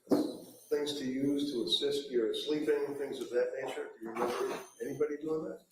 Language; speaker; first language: English; native; English